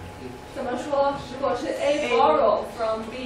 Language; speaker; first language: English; non-native, fluent; Chinese